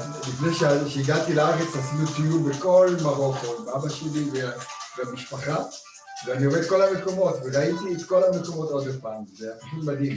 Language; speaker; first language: Hebrew; early bilingual, other home language; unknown